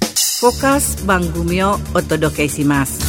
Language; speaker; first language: Japanese; non-native, learner; Indonesian